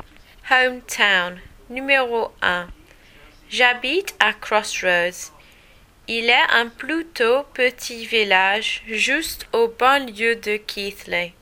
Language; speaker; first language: French; non-native, learner; English